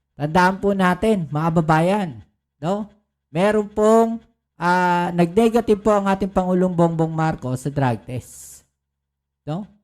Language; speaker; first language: Filipino; native; Filipino